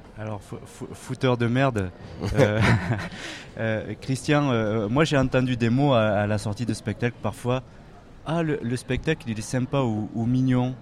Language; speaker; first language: French; native; French